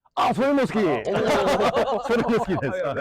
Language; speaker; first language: Japanese; non-native, learner; English